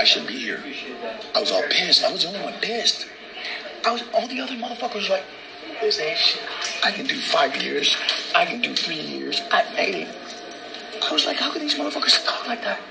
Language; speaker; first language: English; native; English